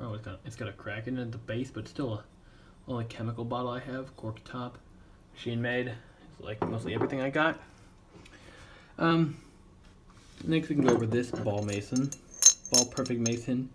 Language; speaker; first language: English; native; English